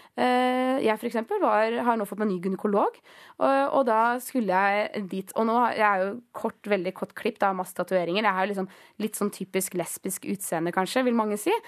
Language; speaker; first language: Norwegian; early bilingual, other home language; Greek